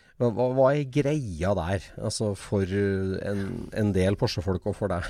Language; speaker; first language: Norwegian; native; Norwegian